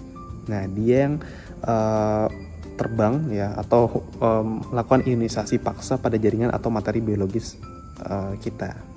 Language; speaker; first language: Indonesian; native; Indonesian